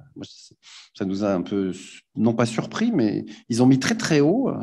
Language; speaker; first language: French; native; French